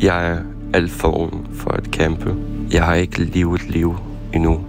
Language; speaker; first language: Danish; non-native, fluent; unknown